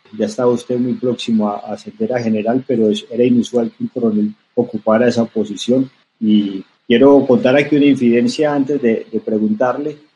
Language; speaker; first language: Spanish; native; Spanish